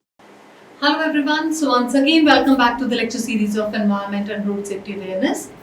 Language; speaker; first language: English; non-native, local second language; Punjabi